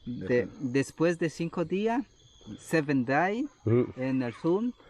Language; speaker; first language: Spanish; non-native, local second language; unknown